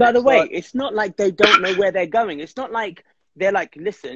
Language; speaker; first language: English; native; English